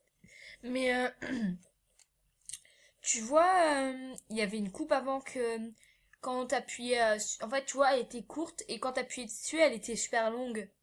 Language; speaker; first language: French; native; French